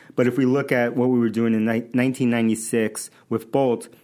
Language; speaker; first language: English; early bilingual, other home language; Spanish